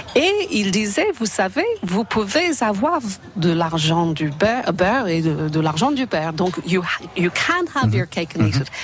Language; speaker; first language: French; non-native, fluent; English